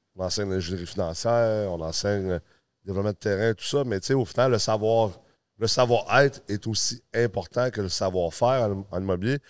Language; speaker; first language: French; early bilingual, other home language; English